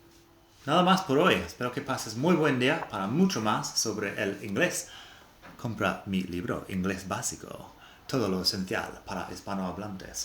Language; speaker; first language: Spanish; non-native, fluent; English